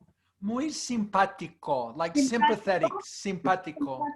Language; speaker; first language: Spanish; non-native, fluent; English